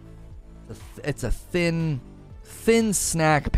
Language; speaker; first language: English; native; English